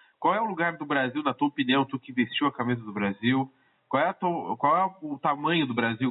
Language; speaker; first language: Portuguese; native; Portuguese